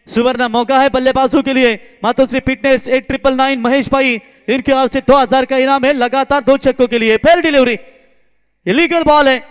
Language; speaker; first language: Hindi; non-native, local second language; Marathi